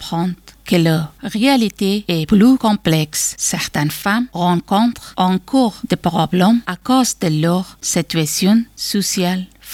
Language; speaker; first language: French; non-native, fluent; Persian